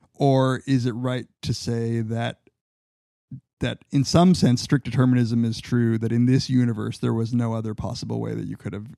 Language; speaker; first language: English; native; English